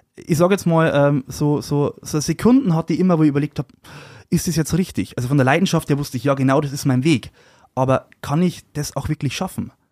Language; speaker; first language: German; native; German